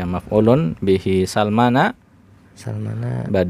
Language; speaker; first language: Indonesian; native; Indonesian